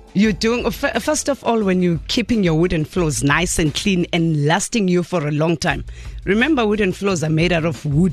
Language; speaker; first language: English; non-native, local second language; Zulu